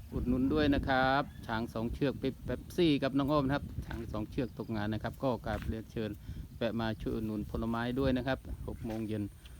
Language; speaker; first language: Thai; non-native, local second language; Northern Khmer